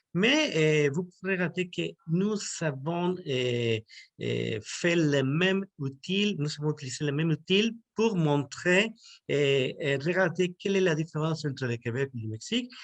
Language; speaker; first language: French; non-native, learner; Spanish